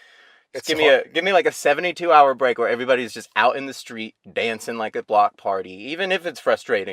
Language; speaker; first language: English; native; English